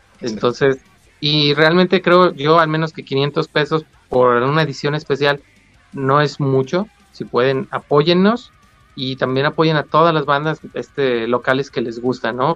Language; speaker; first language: Spanish; native; Spanish